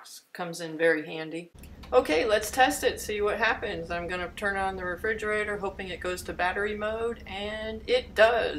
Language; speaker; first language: English; native; English